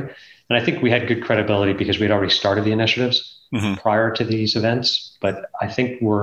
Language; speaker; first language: English; native; English